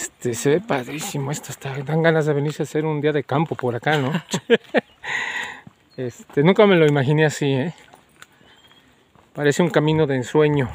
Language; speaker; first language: Spanish; native; Spanish